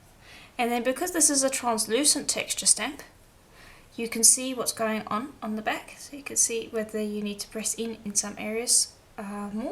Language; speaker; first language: English; native; English